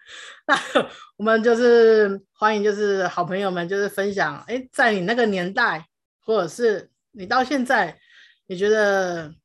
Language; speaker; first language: Chinese; non-native, local second language; Hakka Chinese